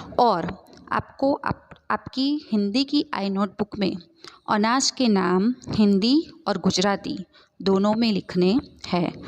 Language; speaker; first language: Hindi; non-native, local second language; Gujarati